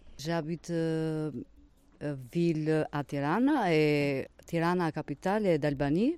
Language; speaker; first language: French; non-native, learner; Albanian